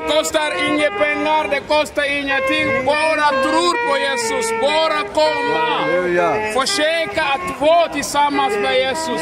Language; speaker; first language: Swedish; non-native, learner; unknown